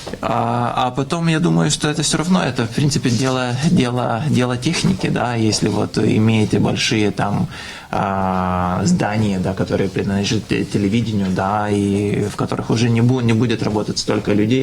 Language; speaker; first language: Russian; non-native, fluent; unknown